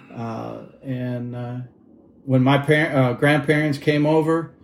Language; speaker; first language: English; native; English